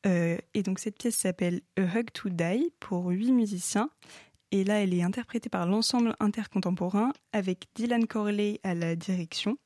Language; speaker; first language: French; native; French